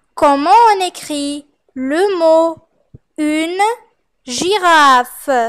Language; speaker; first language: French; non-native, fluent; Arabic